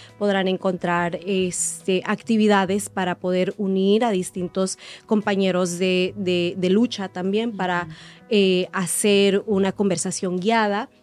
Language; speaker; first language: Spanish; early bilingual, heritage; Spanish